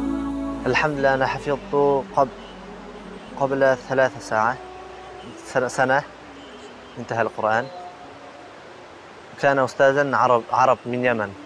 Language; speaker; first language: Arabic; non-native, learner; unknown